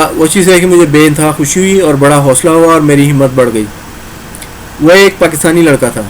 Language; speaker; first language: Urdu; non-native, local second language; Punjabi